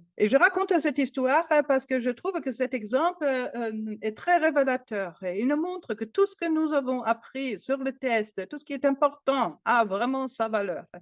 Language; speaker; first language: French; non-native, fluent; German